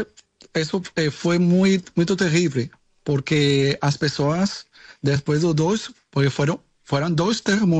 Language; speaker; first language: Portuguese; non-native, learner; Spanish